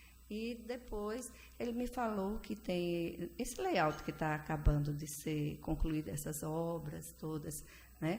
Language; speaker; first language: Portuguese; native; Portuguese